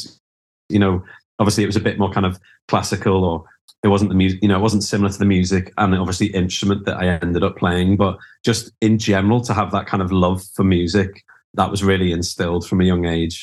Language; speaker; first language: English; native; English